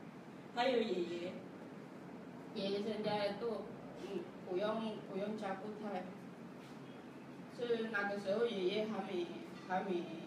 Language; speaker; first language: Chinese; non-native, learner; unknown